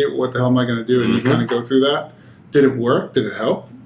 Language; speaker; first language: English; native; English